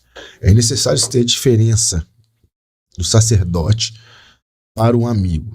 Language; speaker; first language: Portuguese; native; Portuguese